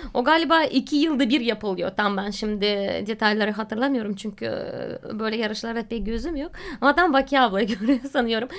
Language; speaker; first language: Turkish; non-native, fluent; Russian